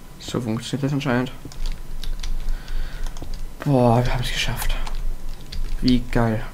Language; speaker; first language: German; native; German